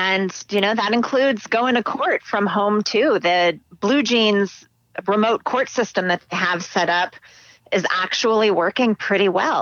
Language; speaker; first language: English; native; English